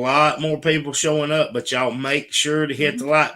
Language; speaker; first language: English; native; English